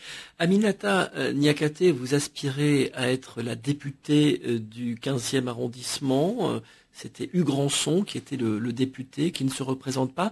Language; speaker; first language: French; native; French